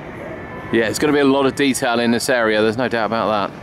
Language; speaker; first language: English; native; English